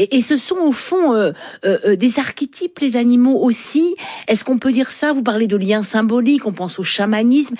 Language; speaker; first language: French; native; French